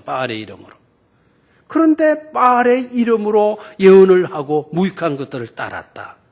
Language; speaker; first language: Korean; native; Korean